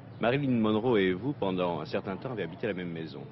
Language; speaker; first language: French; native; French